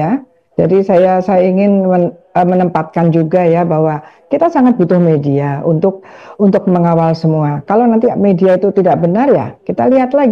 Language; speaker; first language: Indonesian; native; Indonesian